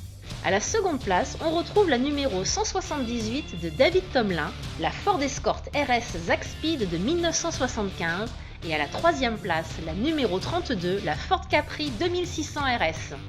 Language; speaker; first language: French; native; French